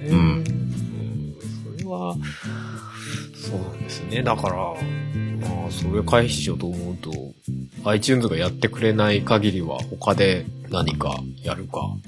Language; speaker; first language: Japanese; native; Japanese